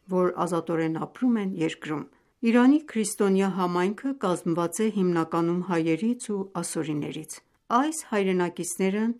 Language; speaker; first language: Armenian; native; Armenian